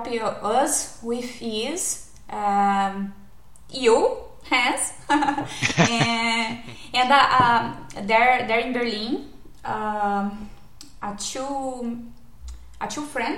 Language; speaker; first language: English; non-native, learner; Portuguese